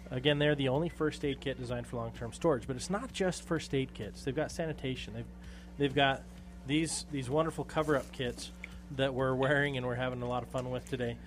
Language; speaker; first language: English; native; English